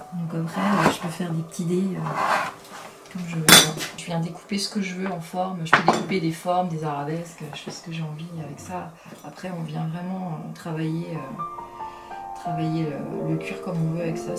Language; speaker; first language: French; native; French